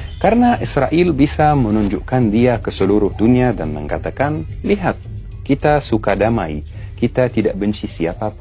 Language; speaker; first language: Indonesian; non-native, fluent; Arabic